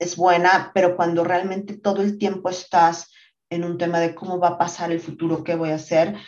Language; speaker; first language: Spanish; native; Spanish